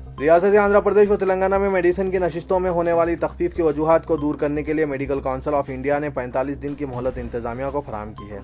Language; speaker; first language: Urdu; native; Urdu